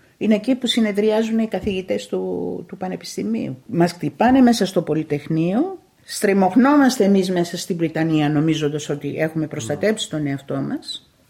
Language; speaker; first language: Greek; native; Greek